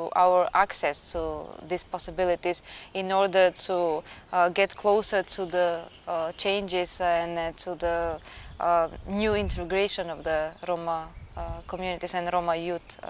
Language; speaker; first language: English; non-native, fluent; Macedonian